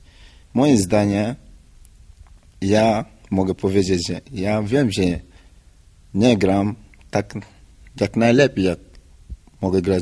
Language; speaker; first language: Polish; non-native, learner; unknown